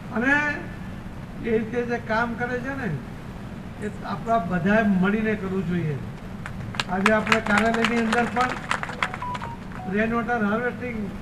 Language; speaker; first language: Gujarati; non-native, local second language; Marathi